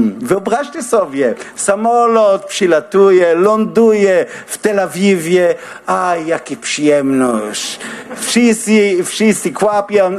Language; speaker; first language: Polish; non-native, learner; Hebrew